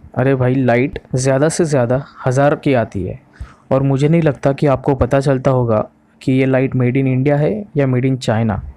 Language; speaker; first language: Hindi; non-native, local second language; Marathi